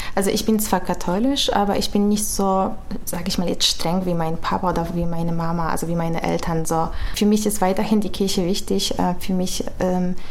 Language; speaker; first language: German; non-native, fluent; Polish